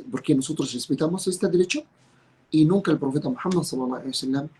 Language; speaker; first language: Spanish; non-native, fluent; Arabic